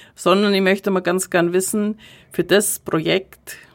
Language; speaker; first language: German; native; German